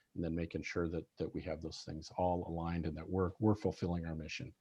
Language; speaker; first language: English; native; English